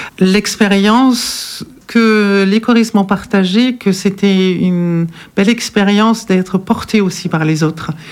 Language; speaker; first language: French; non-native, fluent; German